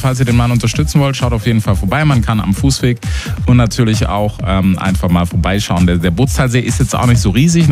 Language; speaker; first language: German; native; German